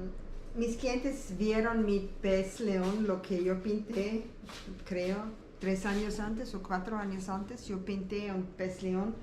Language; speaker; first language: Spanish; non-native, learner; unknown